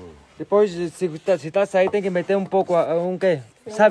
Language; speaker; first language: Portuguese; non-native, learner; Vietnamese